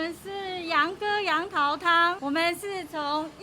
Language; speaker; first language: Chinese; native; Chinese